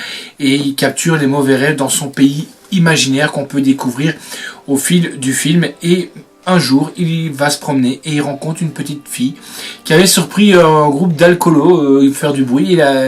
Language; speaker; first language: French; native; French